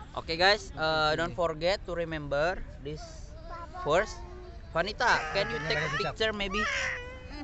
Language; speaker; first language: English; non-native, learner; Indonesian